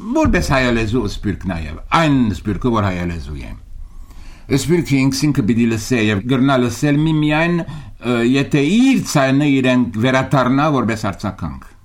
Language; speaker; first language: Armenian; early bilingual, heritage; Armenian